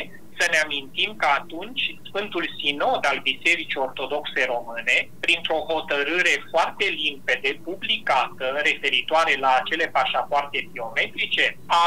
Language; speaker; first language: Romanian; native; Romanian